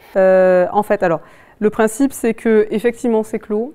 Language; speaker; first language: French; native; French